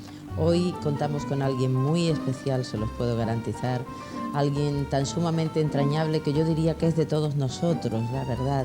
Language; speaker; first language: Spanish; native; Spanish